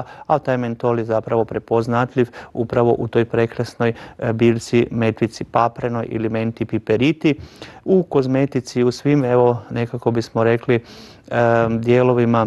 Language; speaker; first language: Croatian; native; Croatian